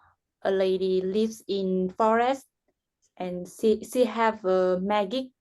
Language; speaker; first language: English; non-native, learner; Vietnamese